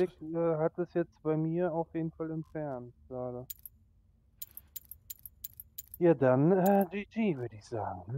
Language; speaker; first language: German; native; German